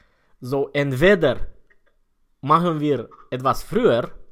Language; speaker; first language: German; non-native, fluent; Romanian